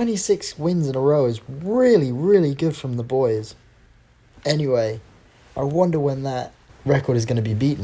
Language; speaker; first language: English; native; English